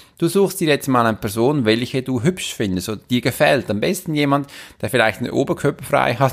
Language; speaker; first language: German; native; German